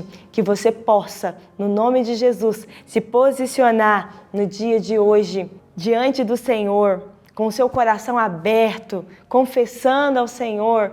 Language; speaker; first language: Portuguese; native; Portuguese